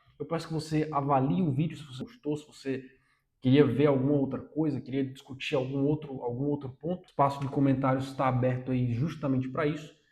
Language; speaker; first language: Portuguese; native; Portuguese